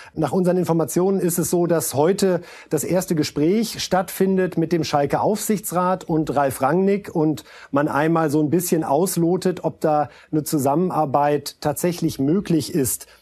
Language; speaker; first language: German; native; German